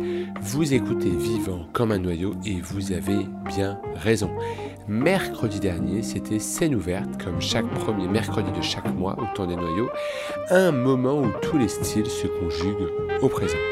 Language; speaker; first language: French; native; French